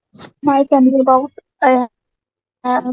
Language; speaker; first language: English; non-native, learner; Hindi